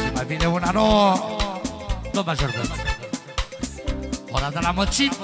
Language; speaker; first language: Romanian; native; Romanian